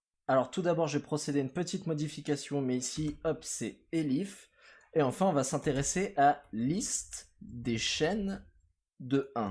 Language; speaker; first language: French; native; French